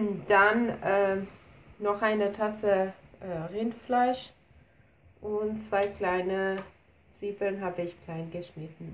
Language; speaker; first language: German; non-native, fluent; Persian